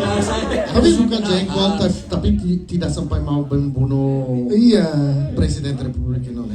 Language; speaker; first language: Indonesian; non-native, fluent; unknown